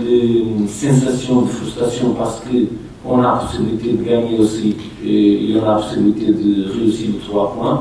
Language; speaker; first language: French; non-native, fluent; Portuguese